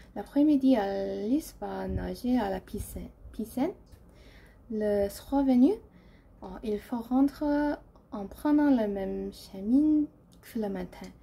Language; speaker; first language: French; non-native, learner; English